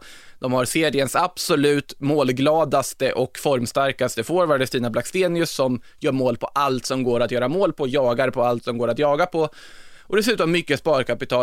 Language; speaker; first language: Swedish; native; Swedish